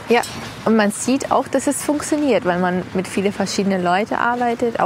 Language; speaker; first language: German; non-native, fluent; English